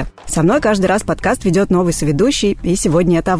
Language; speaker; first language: Russian; native; Russian